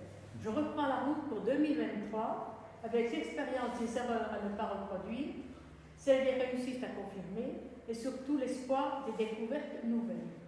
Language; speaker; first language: French; native; French